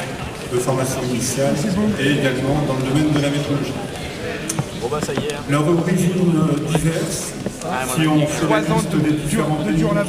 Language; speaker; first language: French; native; French